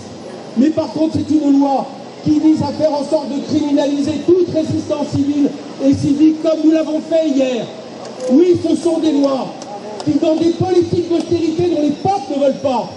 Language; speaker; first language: French; native; French